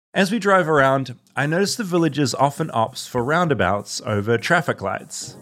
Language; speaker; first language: English; native; English